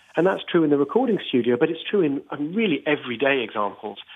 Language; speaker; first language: English; native; English